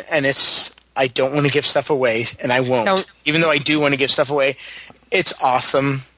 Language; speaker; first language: English; native; English